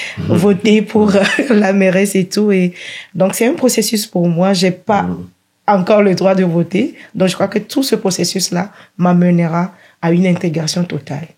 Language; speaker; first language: French; non-native, local second language; Ewe